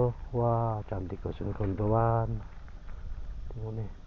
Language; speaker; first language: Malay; non-native, local second language; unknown